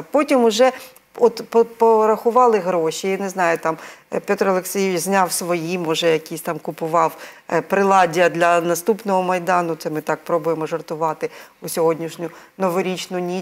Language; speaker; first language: Ukrainian; native; Ukrainian